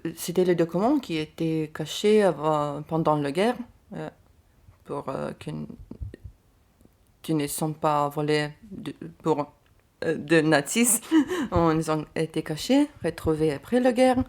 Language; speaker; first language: French; non-native, learner; Lithuanian